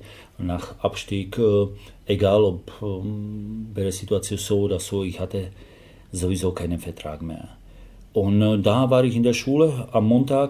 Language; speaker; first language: German; non-native, fluent; Slovak